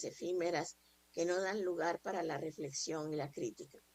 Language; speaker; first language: Spanish; native; Spanish